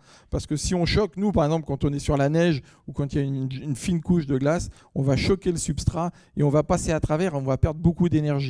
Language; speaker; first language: French; native; French